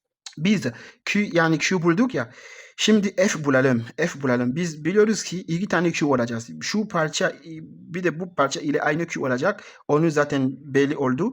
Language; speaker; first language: Turkish; non-native, learner; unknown